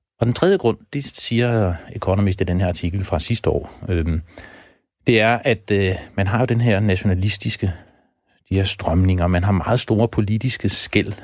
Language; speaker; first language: Danish; native; Danish